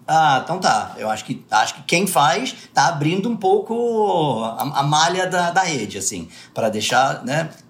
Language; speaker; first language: Portuguese; early bilingual, other home language; English